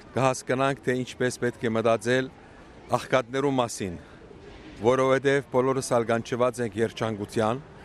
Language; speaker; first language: Armenian; early bilingual, heritage; Armenian